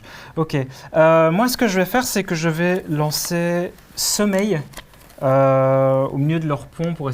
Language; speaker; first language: French; native; French